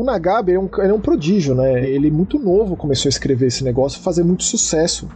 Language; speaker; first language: Portuguese; native; Portuguese